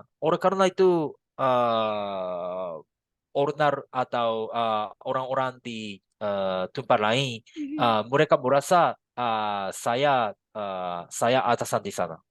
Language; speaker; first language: Indonesian; non-native, learner; Japanese